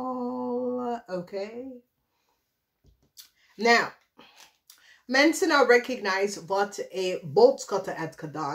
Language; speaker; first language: Dutch; non-native, fluent; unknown